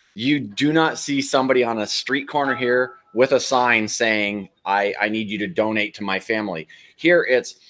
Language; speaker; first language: English; native; English